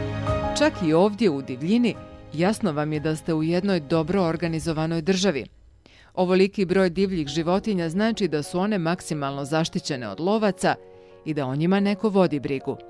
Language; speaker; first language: Bosnian; native; Bosnian